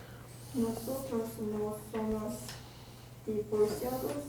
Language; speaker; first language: Spanish; non-native, learner; Korean